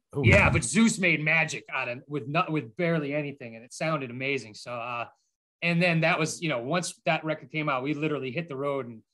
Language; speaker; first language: English; native; English